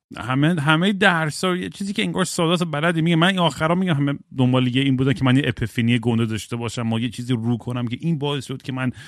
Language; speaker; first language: Persian; native; Persian